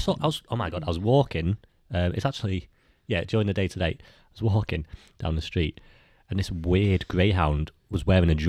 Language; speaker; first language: English; native; English